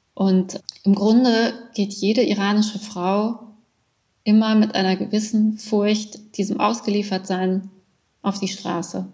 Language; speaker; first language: German; early bilingual, other home language; Persian